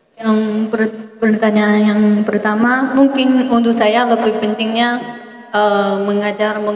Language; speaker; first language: Indonesian; non-native, fluent; Chinese